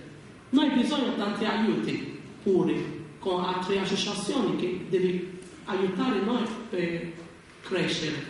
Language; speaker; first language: Italian; non-native, learner; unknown